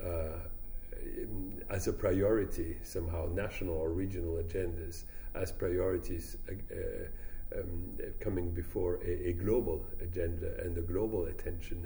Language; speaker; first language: English; non-native, fluent; French